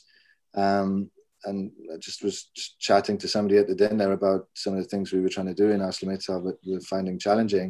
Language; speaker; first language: English; native; English